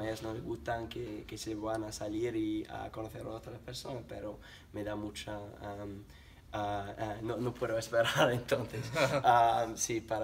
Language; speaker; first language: Spanish; non-native, learner; English